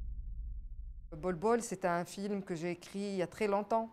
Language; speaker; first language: French; non-native, local second language; Arabic